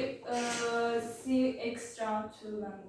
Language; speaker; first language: English; non-native, learner; Turkish